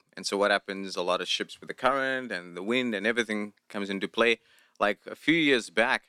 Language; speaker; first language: English; non-native, local second language; Afrikaans